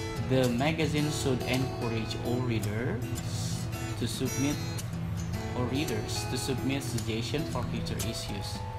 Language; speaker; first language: English; non-native, fluent; Indonesian